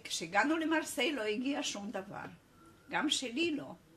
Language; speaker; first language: Hebrew; non-native, fluent; Polish